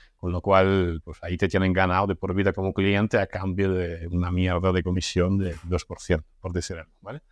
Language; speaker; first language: Spanish; non-native, fluent; Russian